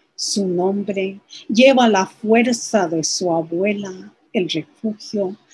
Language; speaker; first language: Spanish; early bilingual, heritage; Spanish